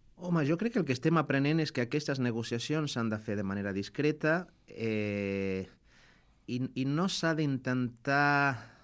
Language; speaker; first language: Catalan; non-native, fluent; Spanish